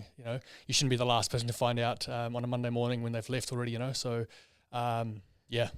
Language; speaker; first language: English; native; English